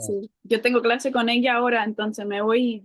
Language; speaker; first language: Spanish; non-native, learner; English